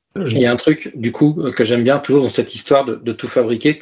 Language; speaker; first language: French; native; French